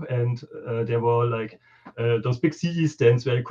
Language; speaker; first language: English; non-native, fluent; German